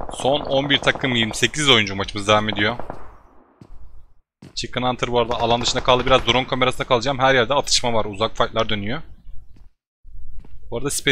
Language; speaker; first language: Turkish; native; Turkish